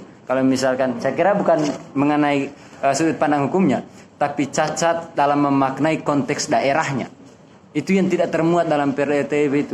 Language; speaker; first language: Indonesian; native; Indonesian